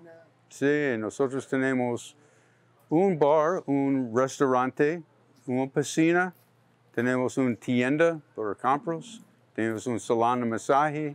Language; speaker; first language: Spanish; non-native, learner; English